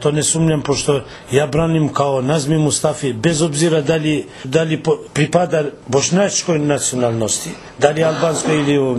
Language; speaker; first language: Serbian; non-native, local second language; Albanian